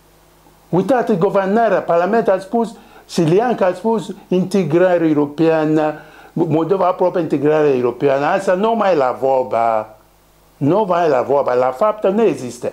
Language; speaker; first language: Romanian; non-native, learner; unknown